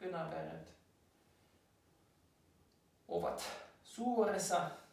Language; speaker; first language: Finnish; non-native, learner; German